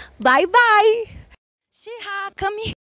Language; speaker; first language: English; non-native, learner; Portuguese